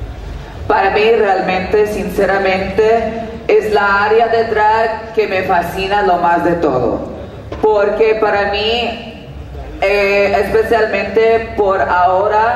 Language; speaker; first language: Spanish; early bilingual, heritage; Spanish